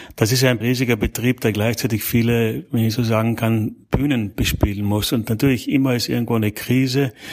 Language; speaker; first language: German; native; German